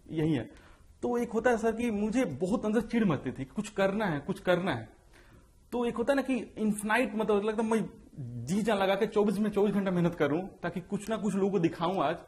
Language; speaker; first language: Hindi; native; Hindi